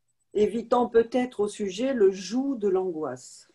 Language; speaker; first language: French; native; French